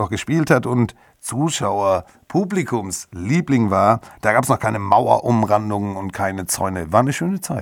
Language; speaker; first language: German; native; German